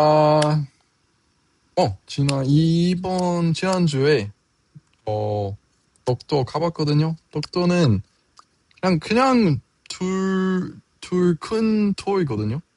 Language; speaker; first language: Korean; non-native, learner; English